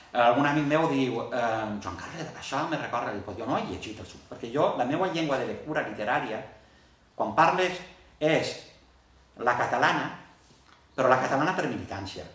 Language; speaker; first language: Catalan; early bilingual, heritage; Catalan